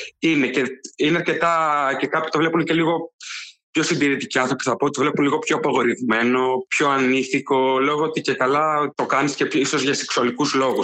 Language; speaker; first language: Greek; native; Greek